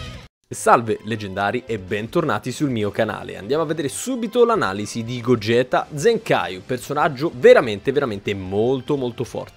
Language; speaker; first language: Italian; native; Italian